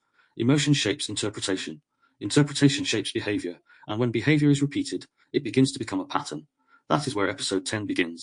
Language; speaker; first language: English; native; English